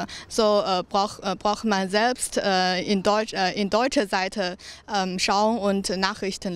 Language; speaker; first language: German; non-native, learner; Chinese